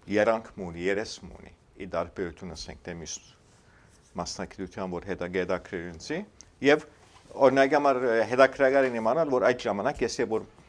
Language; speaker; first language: Armenian; early bilingual, heritage; Armenian